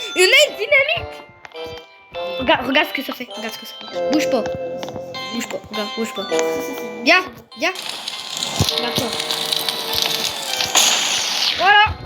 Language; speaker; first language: French; native; French